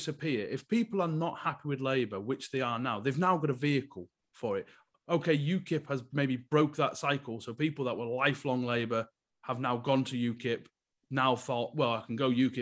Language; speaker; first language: English; native; English